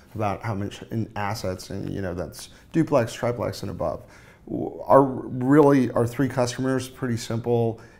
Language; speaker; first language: English; native; English